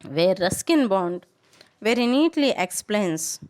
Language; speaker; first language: English; non-native, local second language; Kannada